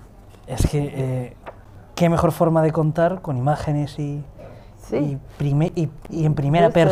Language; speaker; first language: Spanish; native; Spanish